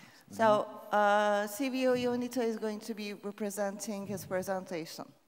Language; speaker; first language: English; non-native, fluent; Turkish